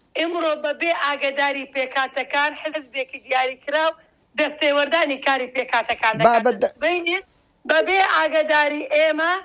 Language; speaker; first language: Central Kurdish; non-native, local second language; Azerbaijani